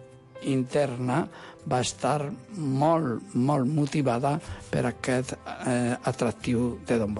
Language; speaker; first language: Catalan; non-native, local second language; Spanish